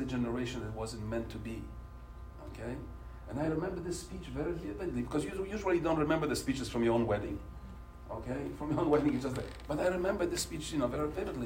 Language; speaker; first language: English; non-native, fluent; Polish